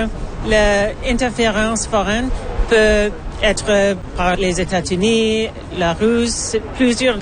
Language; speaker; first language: French; non-native, learner; English